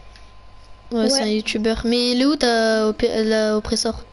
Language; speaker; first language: French; native; French